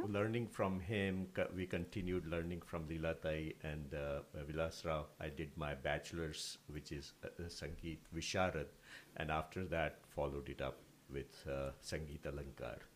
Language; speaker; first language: English; non-native, local second language; Marathi